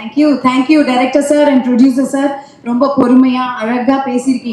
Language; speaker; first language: Tamil; native; Tamil